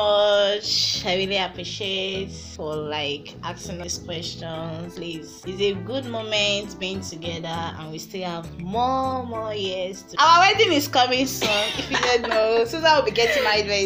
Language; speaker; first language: English; non-native, local second language; Yoruba